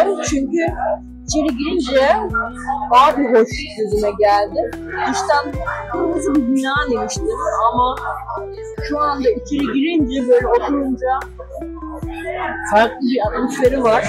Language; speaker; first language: Turkish; early bilingual, heritage; Turkish